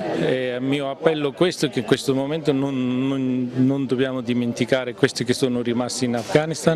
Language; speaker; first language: Italian; non-native, fluent; Persian